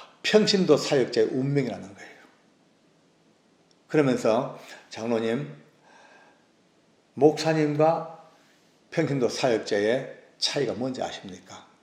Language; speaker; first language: Korean; native; Korean